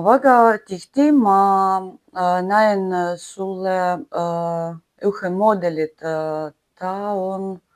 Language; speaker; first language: Estonian; non-native, learner; Russian